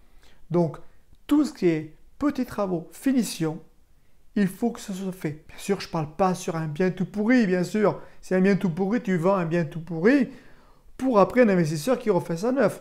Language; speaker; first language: French; native; French